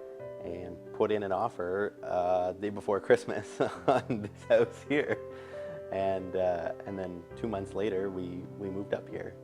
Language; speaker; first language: English; native; English